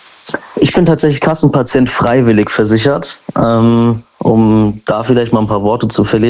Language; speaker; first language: German; native; German